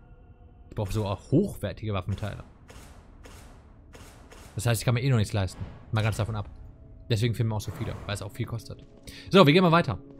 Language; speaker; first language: German; native; German